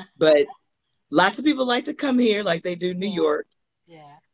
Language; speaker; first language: English; native; English